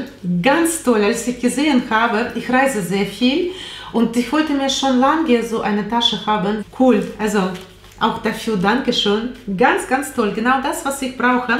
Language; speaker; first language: German; non-native, learner; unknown